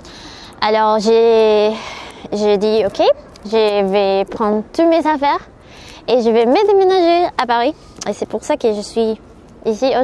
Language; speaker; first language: French; non-native, learner; Spanish